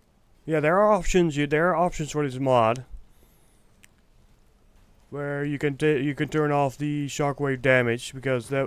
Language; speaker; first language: English; non-native, fluent; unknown